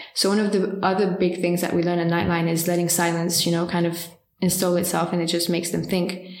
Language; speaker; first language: English; early bilingual, heritage; French